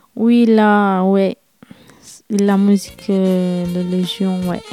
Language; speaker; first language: French; non-native, fluent; Romanian